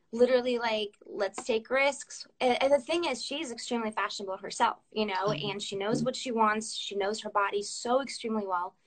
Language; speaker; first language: English; early bilingual, other home language; Russian